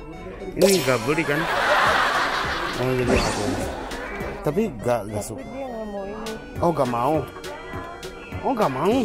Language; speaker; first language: Indonesian; non-native, fluent; Japanese